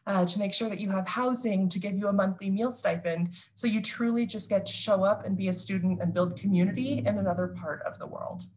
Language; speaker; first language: English; native; English